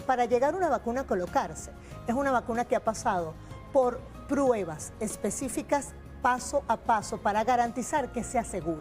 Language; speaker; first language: Spanish; native; Spanish